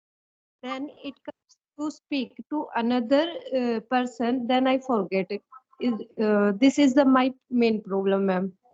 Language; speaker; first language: English; non-native, learner; Haryanvi